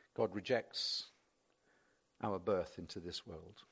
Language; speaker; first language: English; native; English